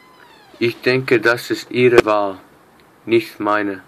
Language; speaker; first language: German; non-native, learner; English